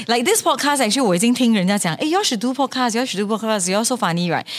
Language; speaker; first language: English; non-native, local second language; Chinese